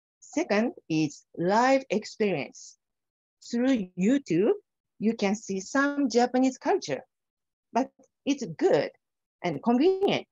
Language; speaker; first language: English; non-native, fluent; Japanese